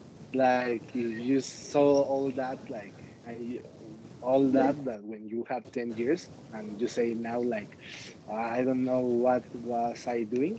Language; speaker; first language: English; non-native, learner; Spanish